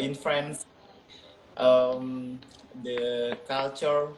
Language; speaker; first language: English; non-native, local second language; Indonesian